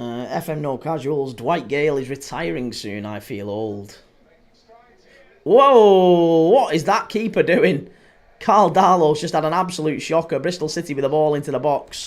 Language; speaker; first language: English; native; English